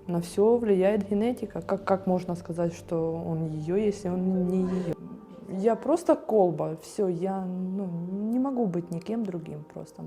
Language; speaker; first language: Russian; native; Russian